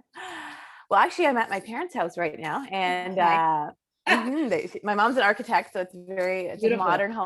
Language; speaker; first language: English; native; English